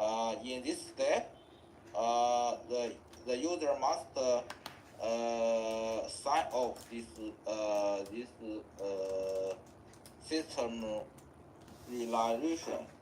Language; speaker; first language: English; non-native, learner; Chinese